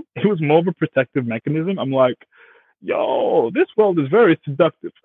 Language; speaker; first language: English; early bilingual, other home language; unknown